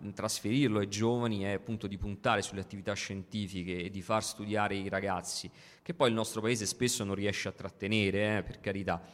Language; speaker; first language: Italian; native; Italian